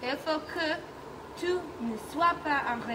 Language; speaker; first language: French; non-native, learner; English